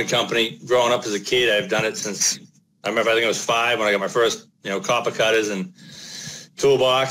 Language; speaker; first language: English; native; English